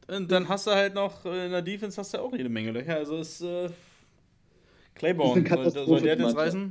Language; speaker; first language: German; native; German